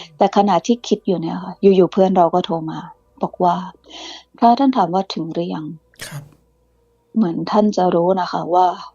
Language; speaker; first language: Thai; early bilingual, other home language; English